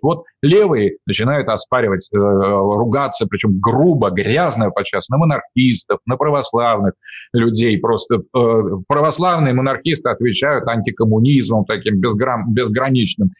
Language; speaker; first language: Russian; native; Russian